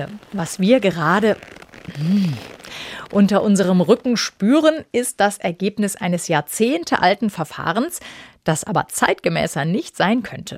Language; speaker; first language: German; native; German